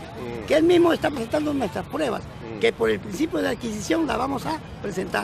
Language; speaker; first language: Spanish; native; Spanish